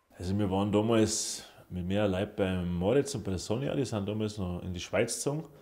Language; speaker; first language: German; native; German